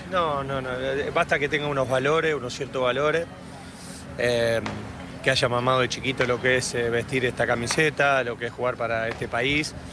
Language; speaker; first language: Spanish; native; Spanish